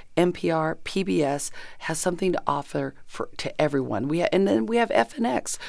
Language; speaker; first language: English; native; English